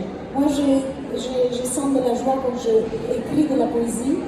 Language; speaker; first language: French; non-native, fluent; Italian